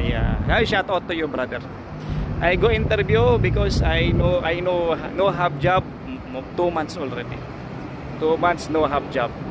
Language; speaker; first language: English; non-native, learner; Filipino